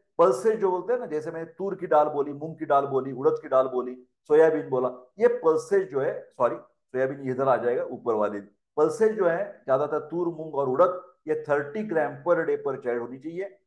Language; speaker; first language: Hindi; non-native, local second language; Marathi